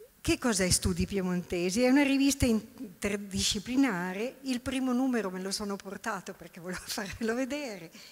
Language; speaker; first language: Italian; native; Italian